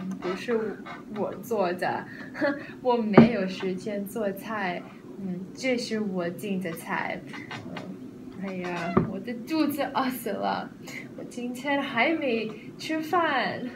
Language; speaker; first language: Chinese; non-native, learner; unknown